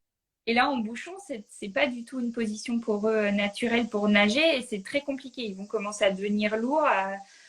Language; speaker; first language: French; native; French